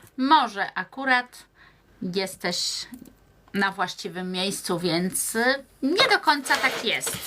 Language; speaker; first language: Polish; native; Polish